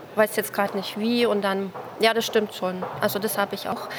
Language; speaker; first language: German; native; German